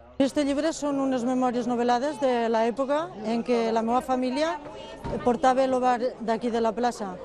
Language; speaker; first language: Catalan; native; Catalan